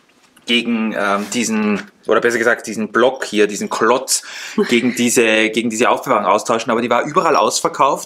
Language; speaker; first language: German; native; German